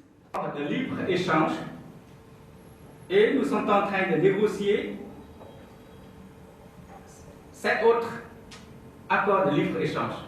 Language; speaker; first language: French; non-native, fluent; Vietnamese